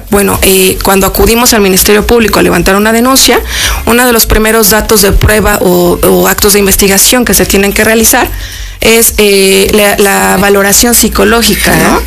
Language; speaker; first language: Spanish; native; Spanish